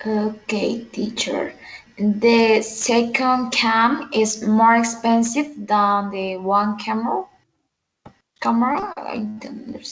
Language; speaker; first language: English; non-native, learner; Spanish